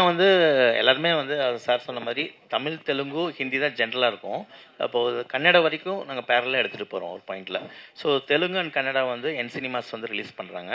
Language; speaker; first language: Tamil; native; Tamil